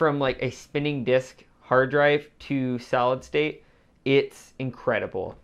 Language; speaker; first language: English; native; English